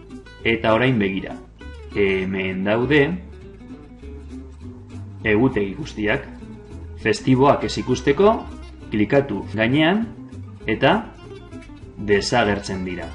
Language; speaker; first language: Basque; non-native, local second language; Spanish